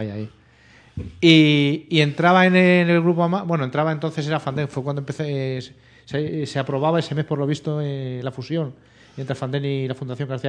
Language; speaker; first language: Spanish; native; Spanish